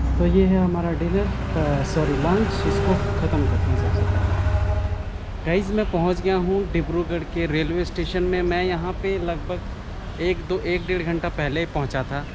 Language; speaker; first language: Hindi; native; Hindi